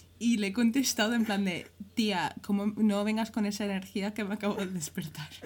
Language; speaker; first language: Spanish; early bilingual, other home language; English